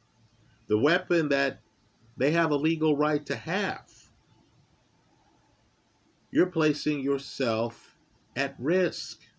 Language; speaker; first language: English; native; English